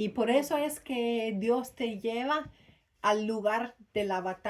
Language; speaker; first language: Spanish; non-native, fluent; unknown